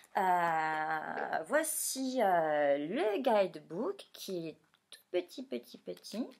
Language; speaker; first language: French; native; French